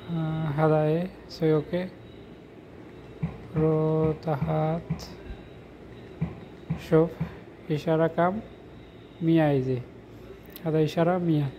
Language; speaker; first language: Arabic; non-native, learner; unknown